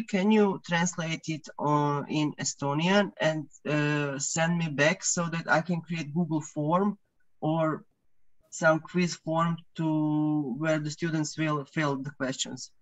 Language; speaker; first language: English; non-native, fluent; Croatian